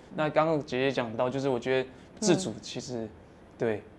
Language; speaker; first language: Chinese; native; Chinese